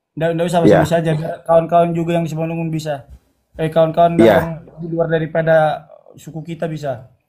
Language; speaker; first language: Indonesian; non-native, local second language; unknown